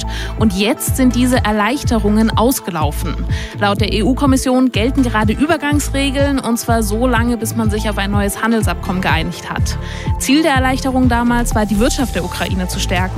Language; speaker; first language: German; native; German